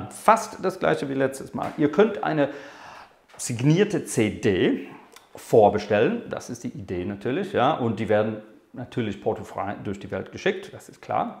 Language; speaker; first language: German; non-native, fluent; English